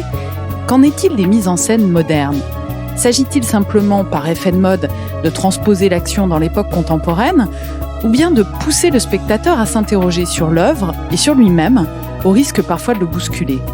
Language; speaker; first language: French; native; French